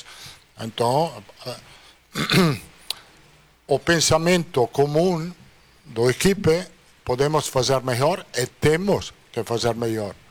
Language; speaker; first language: Portuguese; non-native, fluent; Italian